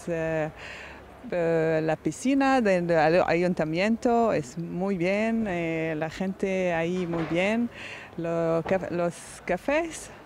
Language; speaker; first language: Spanish; non-native, learner; Arabic